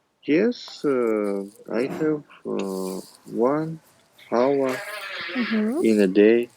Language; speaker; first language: English; non-native, learner; Russian